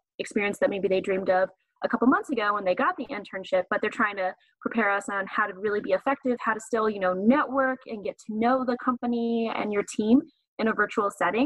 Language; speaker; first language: English; native; English